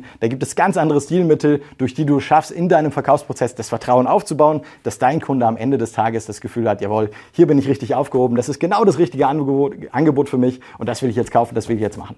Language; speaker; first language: German; native; German